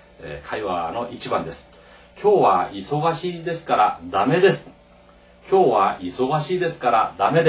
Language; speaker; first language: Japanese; non-native, fluent; Korean